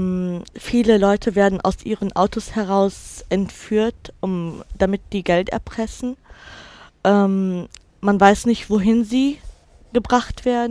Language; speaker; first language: German; early bilingual, other home language; Arabic